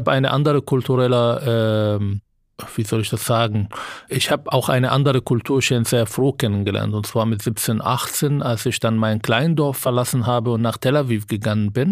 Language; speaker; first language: German; non-native, fluent; Arabic